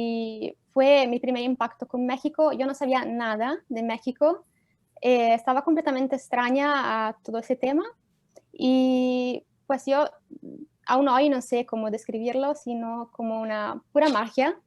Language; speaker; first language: Spanish; non-native, fluent; Italian